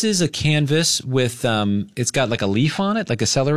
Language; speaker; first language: English; native; English